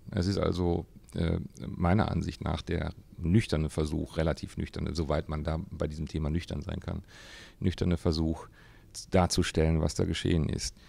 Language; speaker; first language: German; native; German